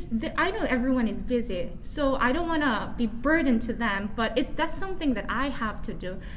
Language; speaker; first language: English; non-native, fluent; Korean